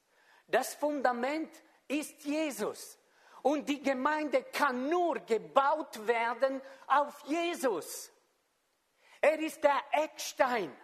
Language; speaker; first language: German; non-native, fluent; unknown